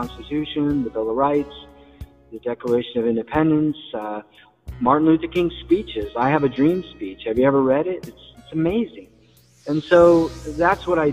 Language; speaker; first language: English; native; English